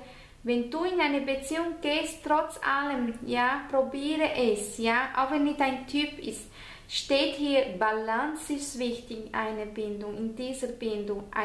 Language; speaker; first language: German; non-native, fluent; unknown